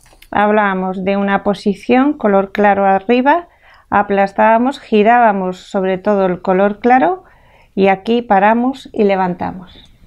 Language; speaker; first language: Spanish; native; Spanish